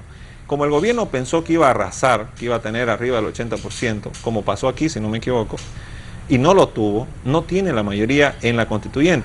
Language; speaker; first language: Spanish; native; Spanish